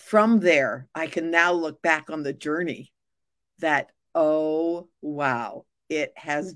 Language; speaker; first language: English; native; English